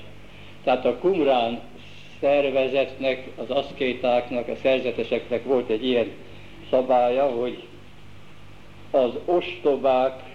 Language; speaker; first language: Hungarian; native; Hungarian